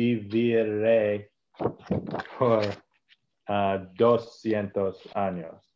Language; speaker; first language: Spanish; non-native, learner; English